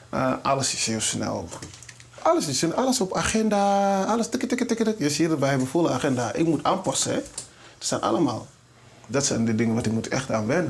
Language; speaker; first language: Dutch; non-native, learner; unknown